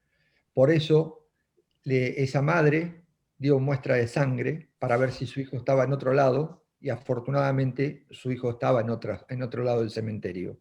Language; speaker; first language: Spanish; native; Spanish